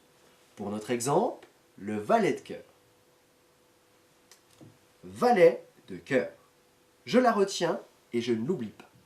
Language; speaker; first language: French; native; French